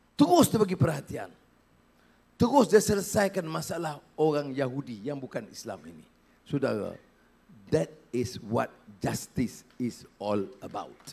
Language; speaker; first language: Malay; native; Malay